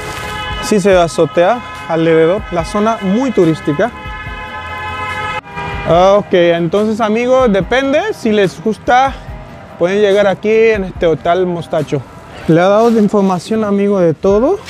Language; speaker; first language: Spanish; non-native, fluent; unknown